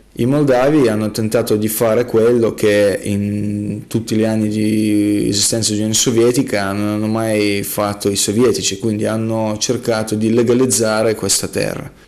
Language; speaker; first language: Italian; non-native, fluent; Russian